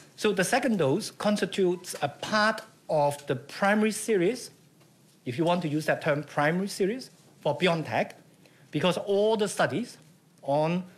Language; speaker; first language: English; non-native, local second language; Chinese